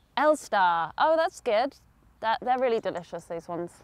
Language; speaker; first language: English; native; English